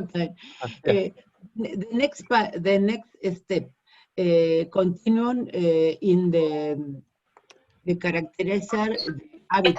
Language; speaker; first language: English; non-native, learner; Spanish